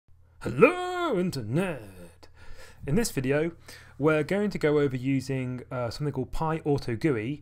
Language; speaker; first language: English; native; English